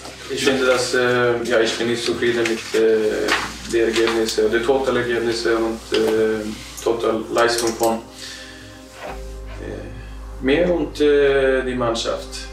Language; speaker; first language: German; non-native, learner; Swedish